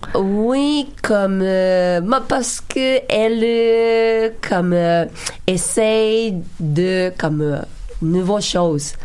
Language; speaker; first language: French; non-native, learner; Japanese